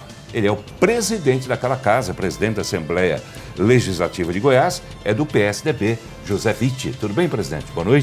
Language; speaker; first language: Portuguese; native; Portuguese